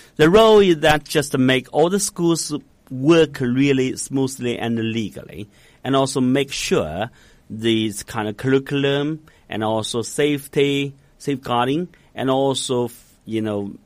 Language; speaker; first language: English; non-native, fluent; Chinese